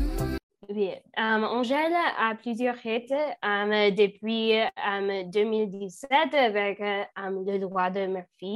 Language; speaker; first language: French; non-native, learner; English